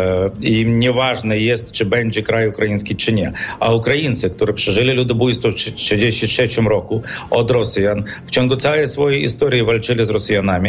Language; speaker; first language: Polish; non-native, fluent; Ukrainian